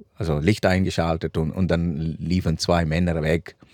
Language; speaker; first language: German; non-native, fluent; Sinhala